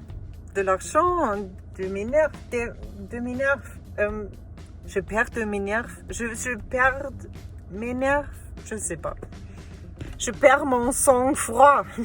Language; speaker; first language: French; non-native, learner; German